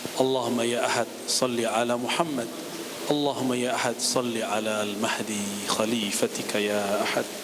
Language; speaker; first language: Indonesian; native; Indonesian